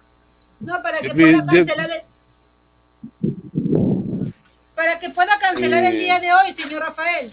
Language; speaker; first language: Spanish; native; Spanish